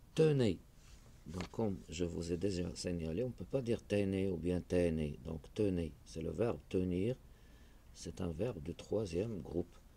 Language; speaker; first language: French; non-native, local second language; Arabic